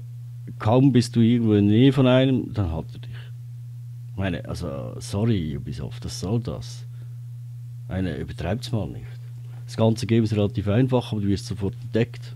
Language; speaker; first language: German; native; German